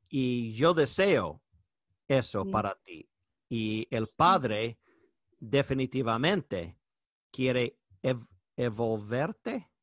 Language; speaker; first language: Spanish; non-native, learner; English